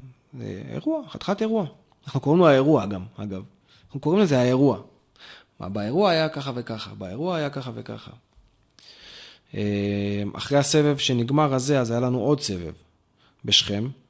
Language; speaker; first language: Hebrew; native; Hebrew